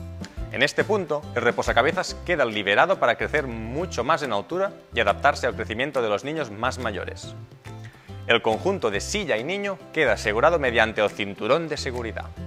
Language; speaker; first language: Spanish; native; Spanish